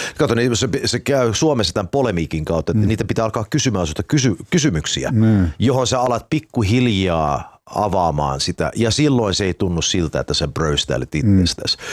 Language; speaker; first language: Finnish; early bilingual, heritage; Finnish